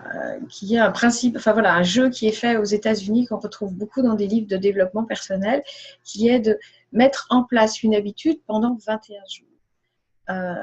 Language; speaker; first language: French; native; French